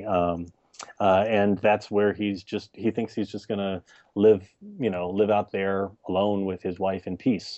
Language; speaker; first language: English; native; English